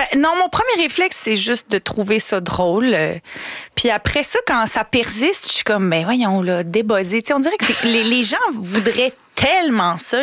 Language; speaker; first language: French; native; French